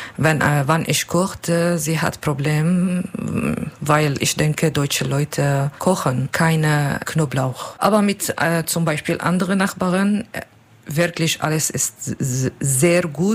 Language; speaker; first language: German; non-native, learner; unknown